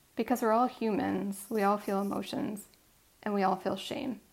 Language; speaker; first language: English; native; English